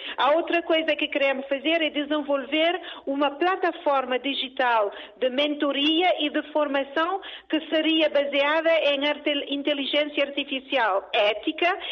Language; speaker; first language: Portuguese; early bilingual, heritage; Portuguese